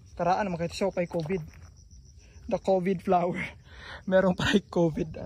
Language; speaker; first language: Filipino; non-native, local second language; Cebuano